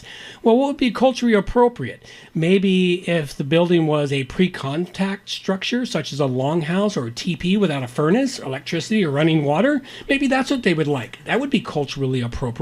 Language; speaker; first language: English; native; English